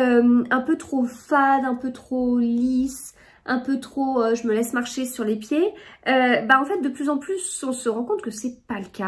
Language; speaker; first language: French; native; French